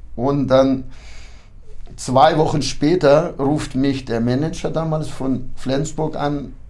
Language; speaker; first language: German; early bilingual, heritage; German